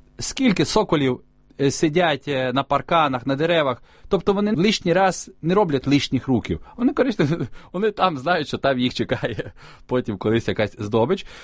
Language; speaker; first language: Ukrainian; native; Ukrainian